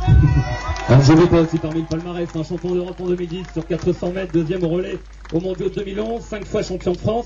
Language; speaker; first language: French; native; French